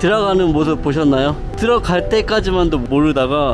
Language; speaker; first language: English; non-native, learner; Korean